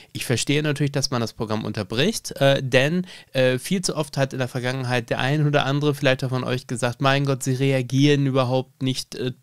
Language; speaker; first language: German; native; German